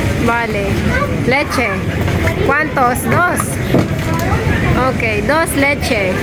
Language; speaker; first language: Spanish; non-native, learner; Filipino